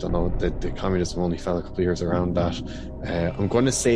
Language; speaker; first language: English; native; English